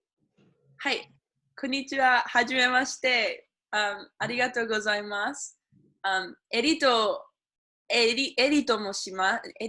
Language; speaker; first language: Japanese; non-native, learner; English